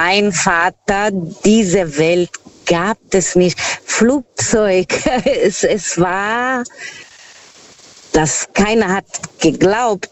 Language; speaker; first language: German; non-native, fluent; Portuguese